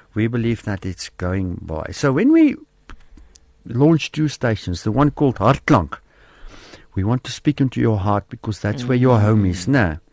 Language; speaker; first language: English; non-native, local second language; Afrikaans